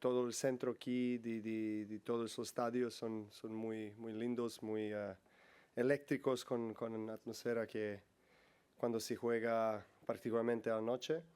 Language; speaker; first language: Spanish; non-native, learner; Serbian